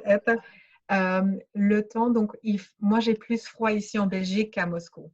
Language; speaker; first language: French; early bilingual, other home language; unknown